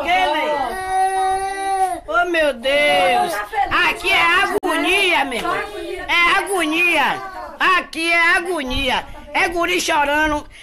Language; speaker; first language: Portuguese; native; Portuguese